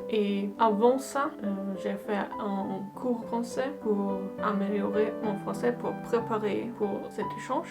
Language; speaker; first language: French; non-native, learner; German